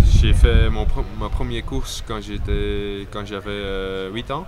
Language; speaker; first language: French; non-native, local second language; Dutch